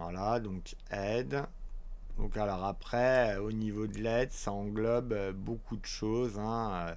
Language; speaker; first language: French; native; French